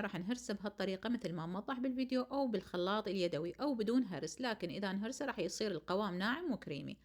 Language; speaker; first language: Arabic; native; Arabic